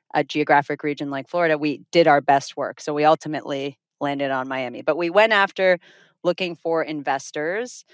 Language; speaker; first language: English; non-native, fluent; Finnish